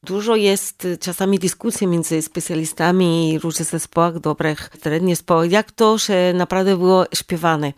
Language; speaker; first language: Polish; non-native, learner; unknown